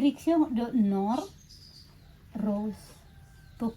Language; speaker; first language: French; non-native, learner; Indonesian